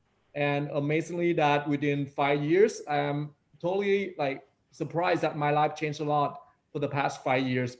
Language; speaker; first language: English; non-native, fluent; Vietnamese